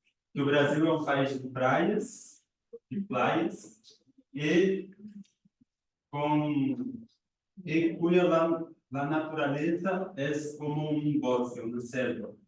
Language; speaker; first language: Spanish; non-native, learner; Portuguese